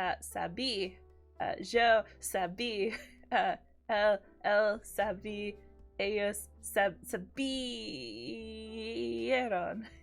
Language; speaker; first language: Spanish; non-native, learner; English